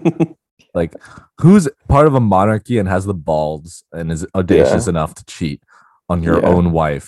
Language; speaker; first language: English; non-native, local second language; Cantonese